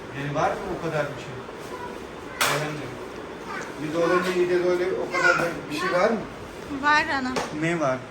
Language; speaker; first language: Turkish; non-native, learner; Urdu